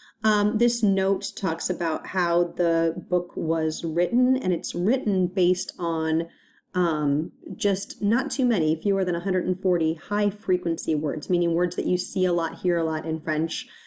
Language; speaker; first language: English; native; English